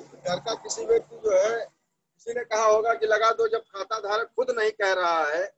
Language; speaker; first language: Hindi; native; Hindi